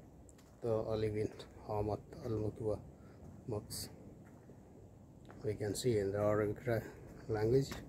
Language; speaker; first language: English; non-native, learner; Nepali